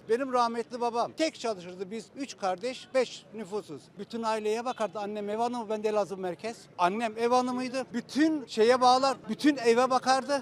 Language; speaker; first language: Turkish; early bilingual, heritage; Turkish